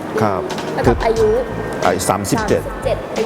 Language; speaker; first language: Thai; native; Thai